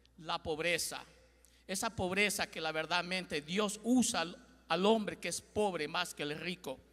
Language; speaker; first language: Spanish; early bilingual, heritage; Spanish